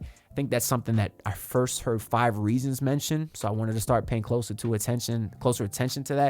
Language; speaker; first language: English; native; English